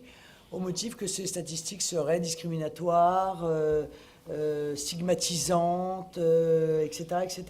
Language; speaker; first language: French; native; French